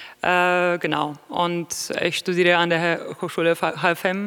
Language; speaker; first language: German; non-native, fluent; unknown